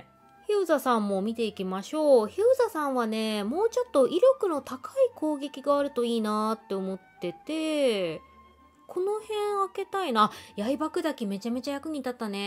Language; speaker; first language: Japanese; native; Japanese